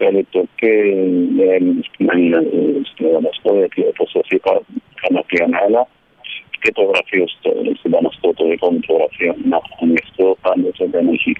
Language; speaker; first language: Greek; early bilingual, heritage; Greek